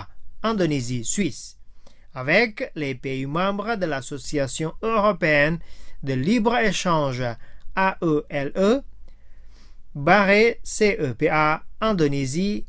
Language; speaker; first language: French; non-native, fluent; Indonesian